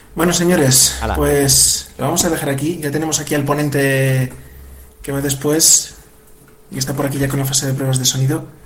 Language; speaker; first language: Spanish; native; Spanish